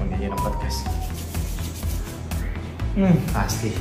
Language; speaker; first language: Indonesian; native; Indonesian